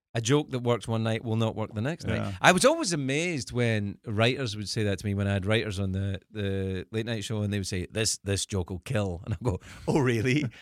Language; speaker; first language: English; native; English